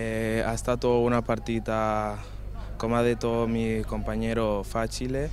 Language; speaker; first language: Italian; non-native, fluent; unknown